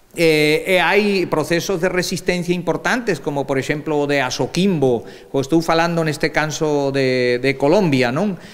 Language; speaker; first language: Galician; early bilingual, heritage; Galician